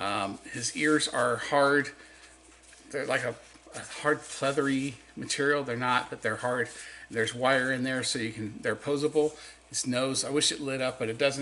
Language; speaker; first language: English; native; English